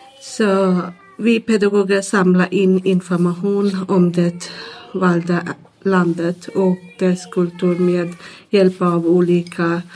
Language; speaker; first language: Swedish; non-native, learner; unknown